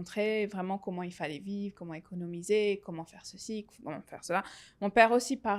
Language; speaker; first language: French; native; French